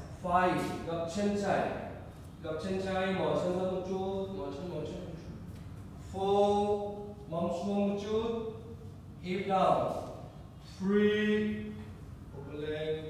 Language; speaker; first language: Vietnamese; non-native, learner; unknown